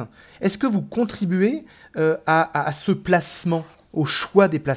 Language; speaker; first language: French; native; French